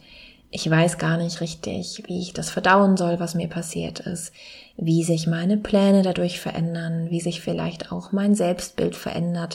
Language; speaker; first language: German; native; German